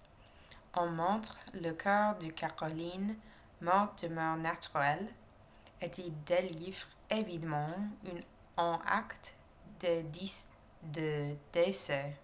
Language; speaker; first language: French; non-native, learner; English